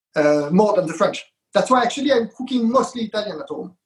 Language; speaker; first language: English; non-native, fluent; Hebrew